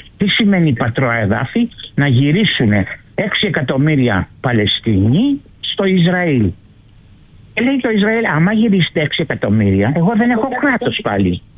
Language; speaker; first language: Greek; early bilingual, heritage; Greek